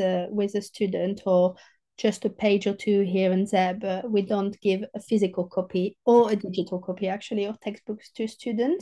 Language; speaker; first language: English; non-native, fluent; French